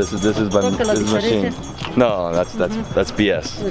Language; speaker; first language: English; native; English